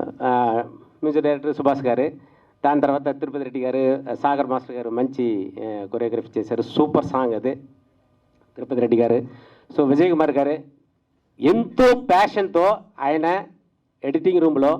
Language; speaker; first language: Telugu; native; Telugu